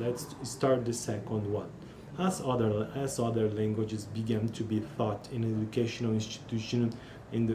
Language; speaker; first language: English; non-native, learner; Portuguese